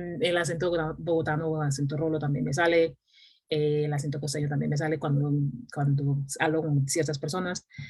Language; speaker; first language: Spanish; non-native, local second language; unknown